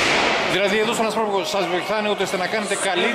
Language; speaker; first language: Greek; native; Greek